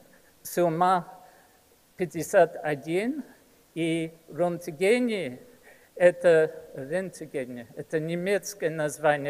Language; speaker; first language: Russian; early bilingual, heritage; English